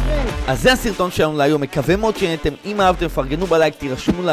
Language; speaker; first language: Hebrew; native; Hebrew